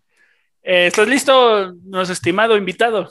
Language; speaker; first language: Spanish; native; Spanish